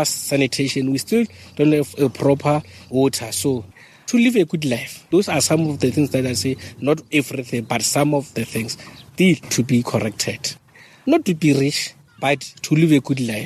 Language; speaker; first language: English; non-native, local second language; Northern Sotho